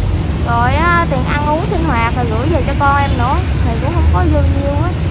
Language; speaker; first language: Vietnamese; native; Vietnamese